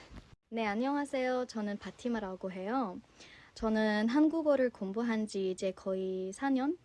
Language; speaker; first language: Korean; non-native, fluent; English